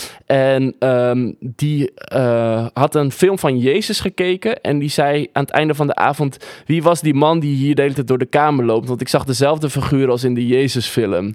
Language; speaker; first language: Dutch; native; Dutch